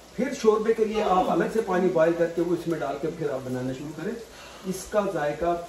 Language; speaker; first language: Urdu; native; Urdu